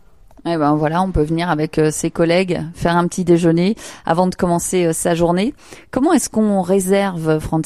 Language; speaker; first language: French; native; French